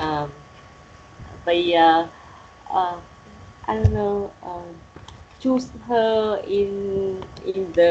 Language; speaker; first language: English; non-native, learner; Vietnamese